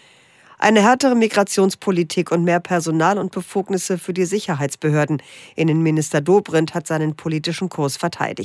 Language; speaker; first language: German; native; German